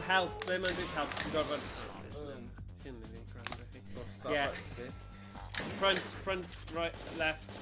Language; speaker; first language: Welsh; native; Welsh